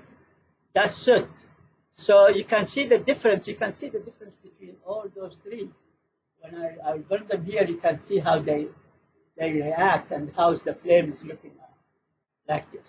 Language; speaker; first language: English; non-native, fluent; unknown